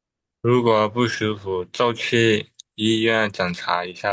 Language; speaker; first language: Chinese; non-native, learner; Burmese